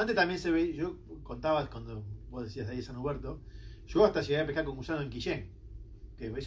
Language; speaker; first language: Spanish; native; Spanish